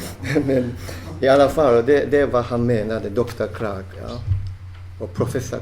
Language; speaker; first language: Swedish; non-native, fluent; Japanese